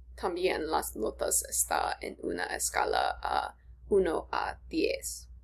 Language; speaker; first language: Spanish; non-native, learner; English